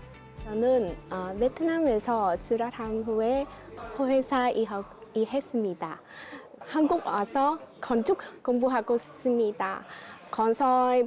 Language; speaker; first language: Korean; non-native, learner; Vietnamese